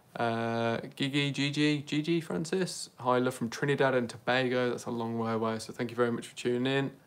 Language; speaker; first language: English; native; English